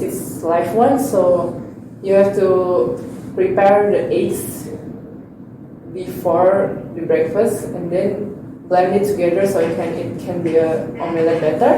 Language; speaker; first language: English; non-native, learner; Indonesian